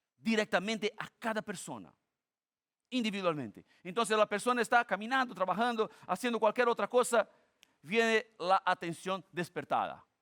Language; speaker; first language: Spanish; non-native, fluent; Portuguese